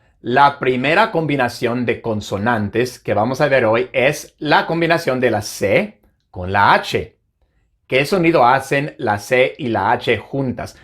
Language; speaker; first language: Spanish; non-native, fluent; English